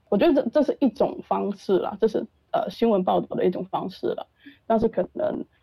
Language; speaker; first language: Chinese; non-native, local second language; Cantonese